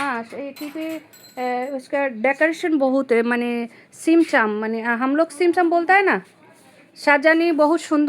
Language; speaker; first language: Hindi; non-native, learner; Bangla